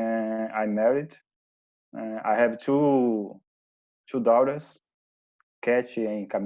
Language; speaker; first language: English; non-native, learner; Portuguese